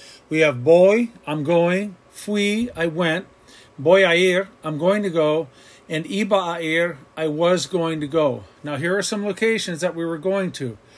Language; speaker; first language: English; native; English